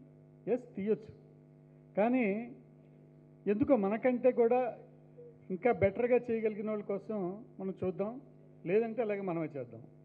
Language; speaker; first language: Telugu; native; Telugu